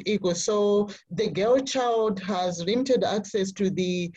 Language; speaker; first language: English; non-native, local second language; Nyanja